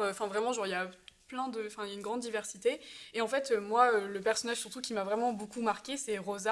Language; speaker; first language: French; native; French